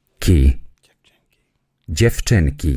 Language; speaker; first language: Polish; non-native, learner; English